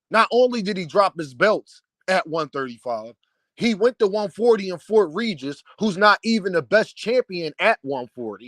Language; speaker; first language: English; native; English